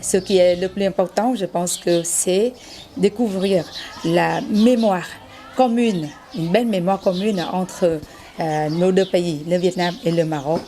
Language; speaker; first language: French; non-native, fluent; Vietnamese